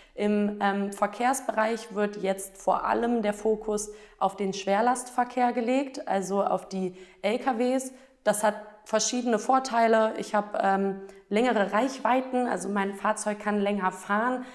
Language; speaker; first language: German; native; German